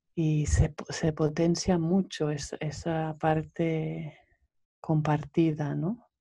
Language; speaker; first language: Spanish; native; Spanish